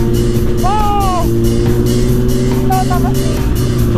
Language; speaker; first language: Japanese; native; Japanese